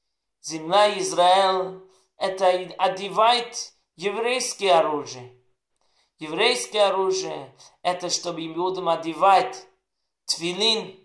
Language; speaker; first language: Russian; non-native, learner; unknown